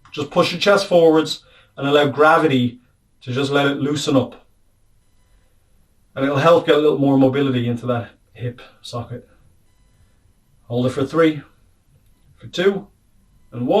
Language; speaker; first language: English; native; English